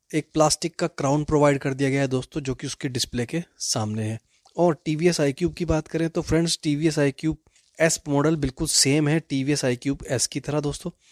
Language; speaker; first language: Hindi; native; Hindi